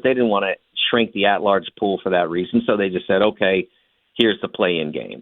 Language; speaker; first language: English; native; English